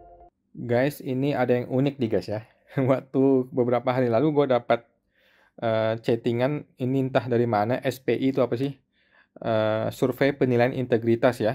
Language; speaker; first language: Indonesian; native; Indonesian